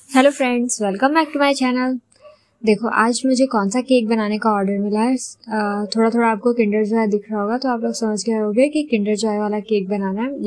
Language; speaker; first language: Hindi; non-native, local second language; Gujarati